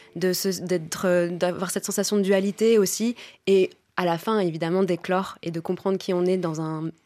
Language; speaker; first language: French; native; French